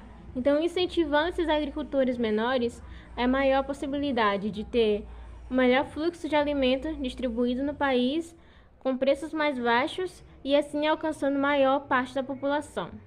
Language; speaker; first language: Portuguese; native; Portuguese